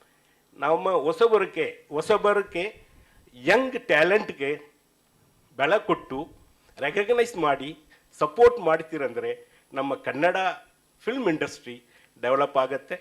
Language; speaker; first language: Kannada; non-native, learner; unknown